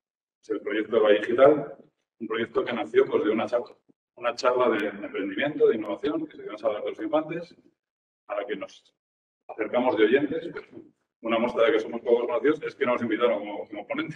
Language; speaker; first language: Spanish; native; Spanish